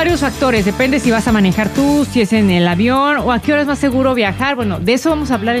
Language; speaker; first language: Spanish; native; Spanish